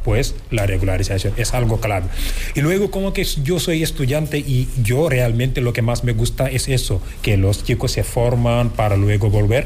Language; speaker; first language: Spanish; non-native, fluent; Wolof